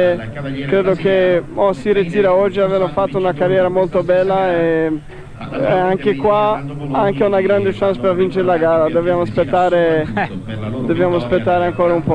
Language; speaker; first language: Italian; non-native, fluent; Portuguese